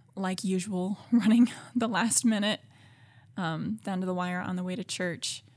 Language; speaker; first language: English; native; English